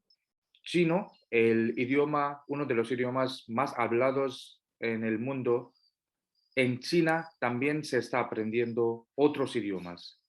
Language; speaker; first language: Spanish; non-native, fluent; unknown